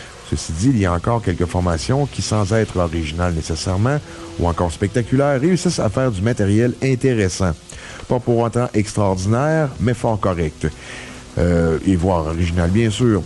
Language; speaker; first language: French; native; French